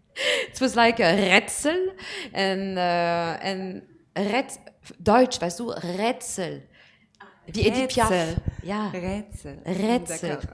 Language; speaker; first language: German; non-native, learner; French